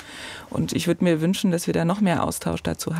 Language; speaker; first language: German; native; German